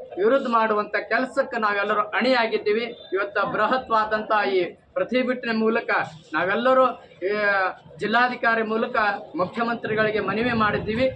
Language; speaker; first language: Kannada; non-native, local second language; Lambadi